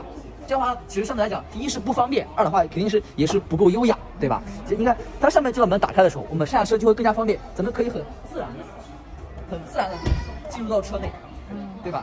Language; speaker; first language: Chinese; native; Chinese